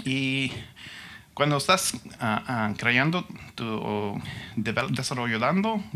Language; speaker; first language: Spanish; non-native, learner; English